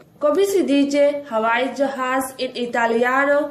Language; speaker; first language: Italian; non-native, fluent; Urdu